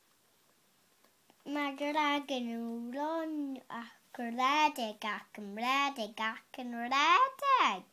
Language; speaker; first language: Welsh; non-native, local second language; English